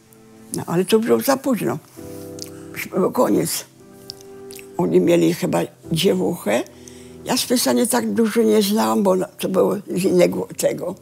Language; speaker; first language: Polish; early bilingual, heritage; Polish